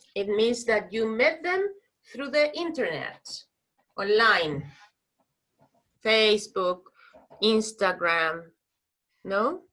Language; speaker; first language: English; non-native, fluent; Spanish